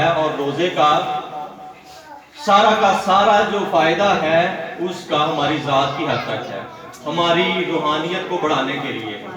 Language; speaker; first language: Urdu; native; Urdu